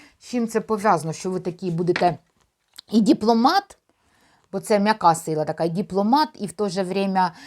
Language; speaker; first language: Ukrainian; non-native, local second language; Russian